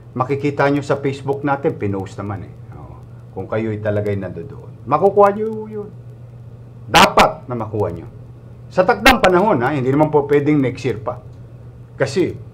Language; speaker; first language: Filipino; native; Filipino